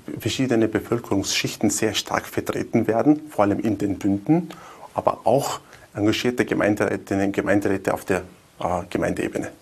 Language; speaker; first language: German; native; German